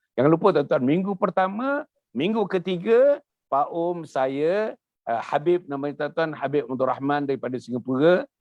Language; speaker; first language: Malay; native; Malay